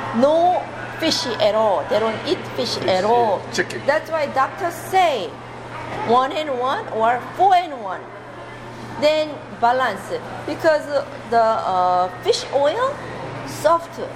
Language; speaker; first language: English; non-native, learner; Korean